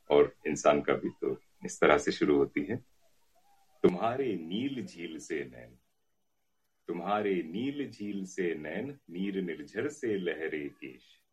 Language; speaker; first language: Hindi; native; Hindi